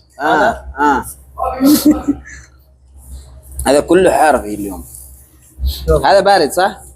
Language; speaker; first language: Arabic; non-native, learner; Bangla